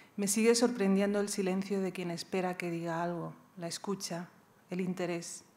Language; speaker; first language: Spanish; early bilingual, other home language; Riffian